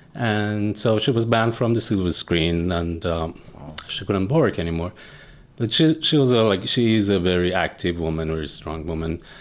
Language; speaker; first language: English; non-native, fluent; Persian